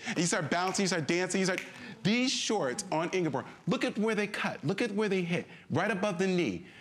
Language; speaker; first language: English; native; English